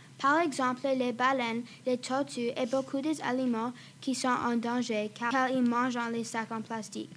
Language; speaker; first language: French; non-native, fluent; English